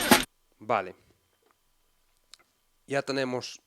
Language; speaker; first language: Spanish; non-native, fluent; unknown